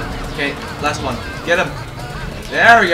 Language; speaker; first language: English; native; English